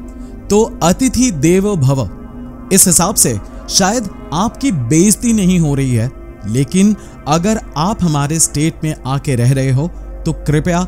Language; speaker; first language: Hindi; non-native, local second language; Bangla